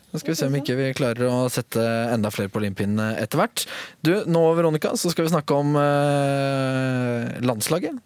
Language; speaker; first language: Norwegian; native; Norwegian